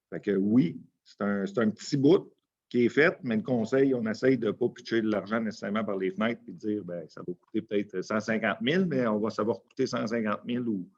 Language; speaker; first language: French; native; French